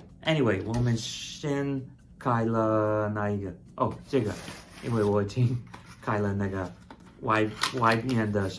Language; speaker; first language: Chinese; non-native, fluent; English